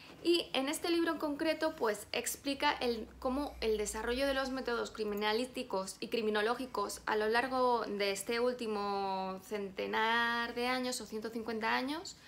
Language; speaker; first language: Spanish; native; Spanish